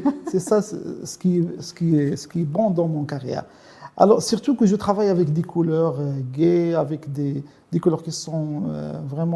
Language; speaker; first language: French; non-native, local second language; Arabic